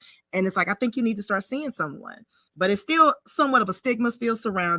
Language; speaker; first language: English; native; English